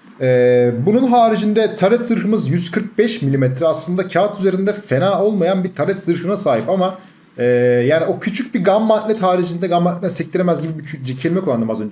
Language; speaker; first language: Turkish; native; Turkish